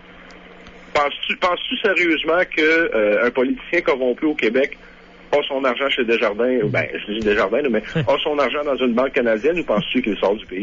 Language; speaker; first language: French; native; French